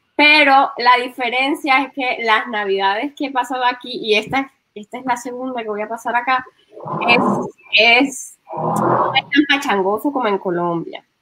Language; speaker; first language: Spanish; native; Spanish